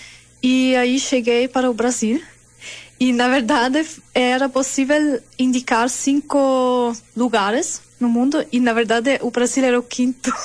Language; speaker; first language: Portuguese; non-native, learner; German